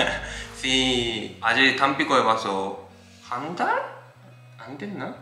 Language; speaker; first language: Korean; non-native, fluent; Japanese